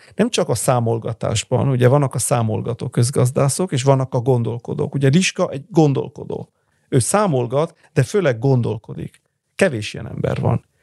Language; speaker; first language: Hungarian; early bilingual, heritage; Italian